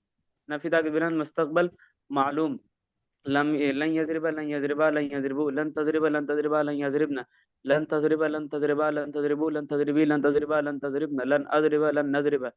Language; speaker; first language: Arabic; non-native, learner; Urdu